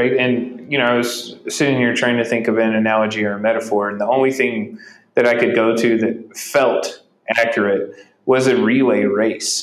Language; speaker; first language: English; native; English